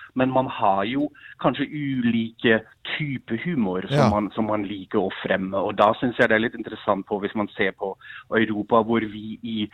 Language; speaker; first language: Norwegian; non-native, fluent; German